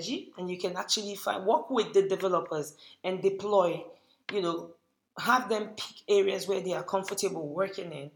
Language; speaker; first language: English; non-native, local second language; Hausa